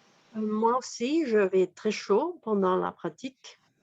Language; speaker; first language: French; non-native, fluent; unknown